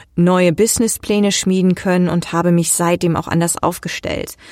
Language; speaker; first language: German; native; German